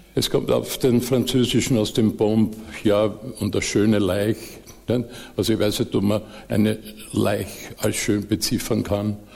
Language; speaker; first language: German; native; German